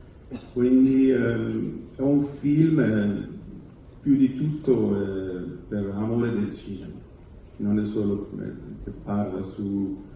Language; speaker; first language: Italian; non-native, fluent; Persian